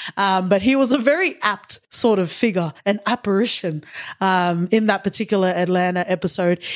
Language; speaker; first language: English; native; English